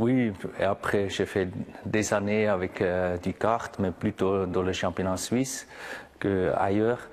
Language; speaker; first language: French; non-native, local second language; German